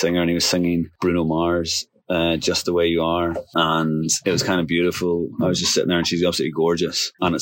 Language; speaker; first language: English; native; English